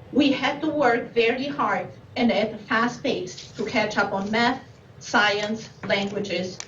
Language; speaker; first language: English; non-native, fluent; Albanian